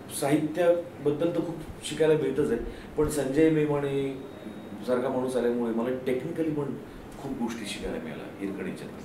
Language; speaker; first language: Marathi; native; Marathi